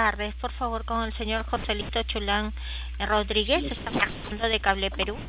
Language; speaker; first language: Spanish; native; Spanish